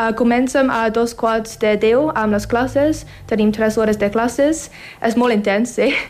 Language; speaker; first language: Catalan; non-native, learner; English